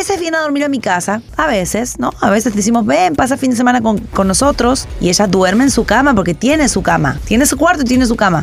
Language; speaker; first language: Spanish; native; Spanish